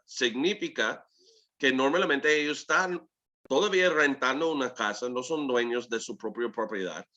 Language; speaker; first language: Spanish; early bilingual, heritage; English